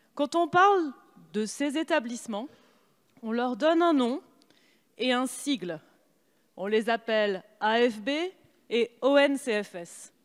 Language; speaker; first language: French; native; French